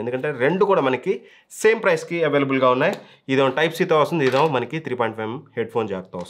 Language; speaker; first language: Telugu; native; Telugu